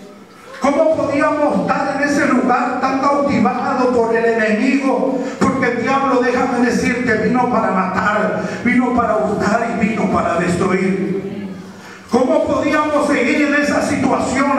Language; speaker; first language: Spanish; native; Spanish